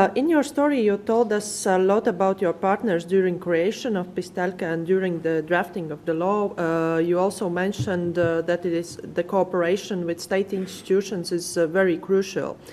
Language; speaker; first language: English; non-native, fluent; Latvian